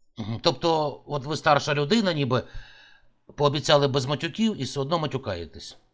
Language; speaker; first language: Ukrainian; native; Ukrainian